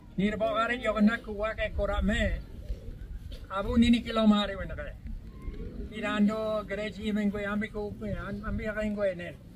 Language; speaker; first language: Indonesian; non-native, fluent; English